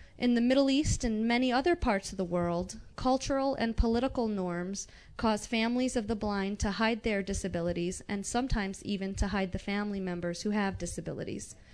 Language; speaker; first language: English; non-native, local second language; Arabic